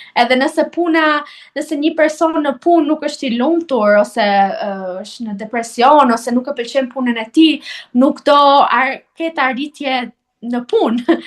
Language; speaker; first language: Albanian; native; Albanian